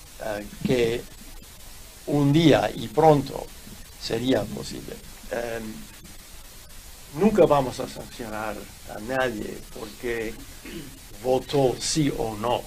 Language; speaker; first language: Spanish; non-native, fluent; English